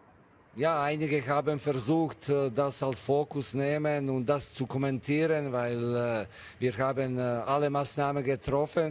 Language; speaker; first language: German; non-native, fluent; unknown